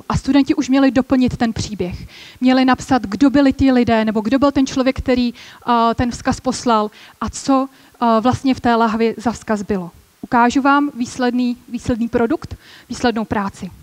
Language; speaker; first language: Czech; native; Czech